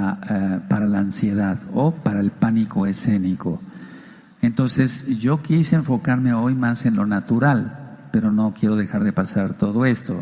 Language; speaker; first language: Spanish; native; Spanish